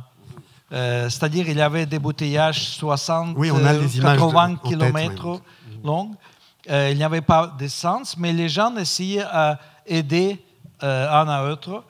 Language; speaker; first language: French; non-native, fluent; Russian